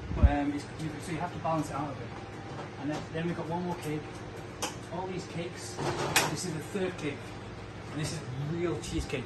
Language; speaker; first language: English; native; English